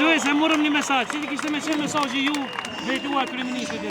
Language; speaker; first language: Albanian; native; Albanian